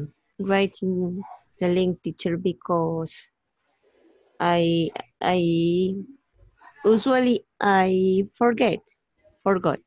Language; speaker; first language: English; non-native, learner; Spanish